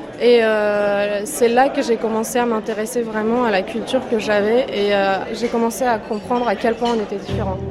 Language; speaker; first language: French; non-native, fluent; Uyghur